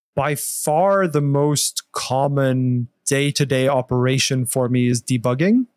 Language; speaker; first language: English; non-native, fluent; Norwegian